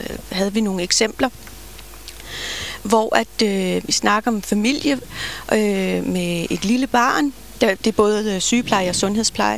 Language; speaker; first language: Danish; native; Danish